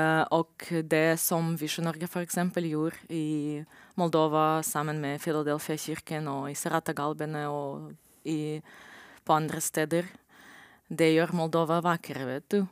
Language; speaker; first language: Norwegian; non-native, learner; Romanian